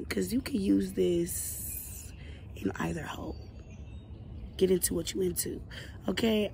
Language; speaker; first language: English; native; English